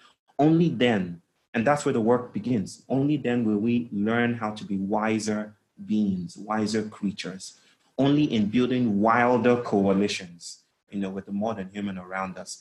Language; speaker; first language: English; non-native, local second language; Yoruba